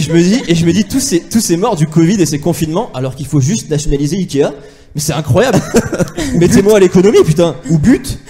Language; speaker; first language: French; native; French